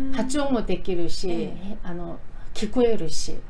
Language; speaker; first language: Japanese; non-native, fluent; Korean